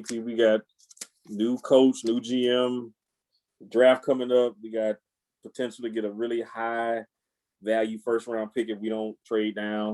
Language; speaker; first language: English; native; English